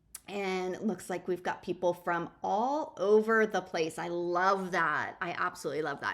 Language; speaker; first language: English; native; English